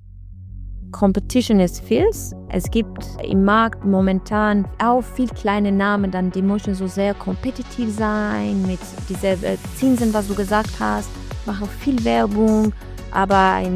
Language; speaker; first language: German; non-native, learner; Albanian